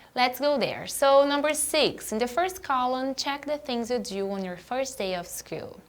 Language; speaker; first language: English; non-native, fluent; Portuguese